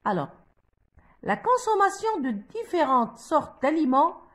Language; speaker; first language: French; non-native, local second language; Arabic